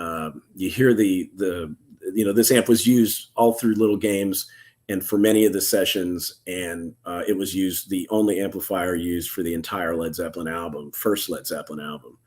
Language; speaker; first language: English; native; English